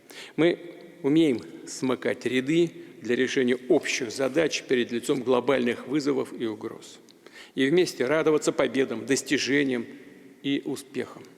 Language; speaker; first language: Russian; native; Russian